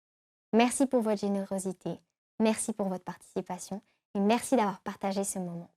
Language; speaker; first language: French; native; French